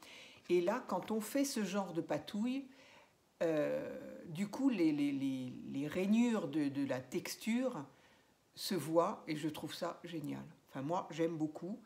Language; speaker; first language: French; native; French